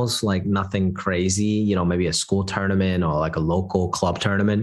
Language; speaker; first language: English; non-native, local second language; Cantonese